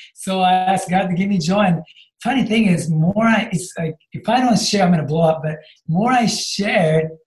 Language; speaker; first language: English; non-native, fluent; Japanese